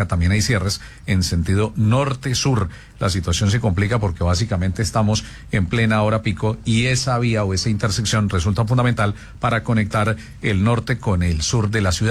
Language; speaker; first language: Spanish; native; Spanish